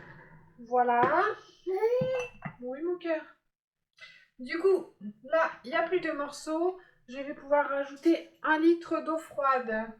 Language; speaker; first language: French; native; French